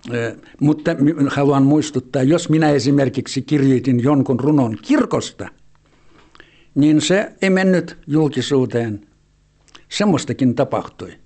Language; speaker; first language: Finnish; early bilingual, heritage; Finnish